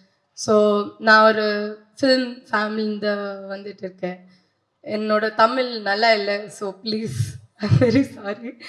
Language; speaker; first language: Tamil; non-native, learner; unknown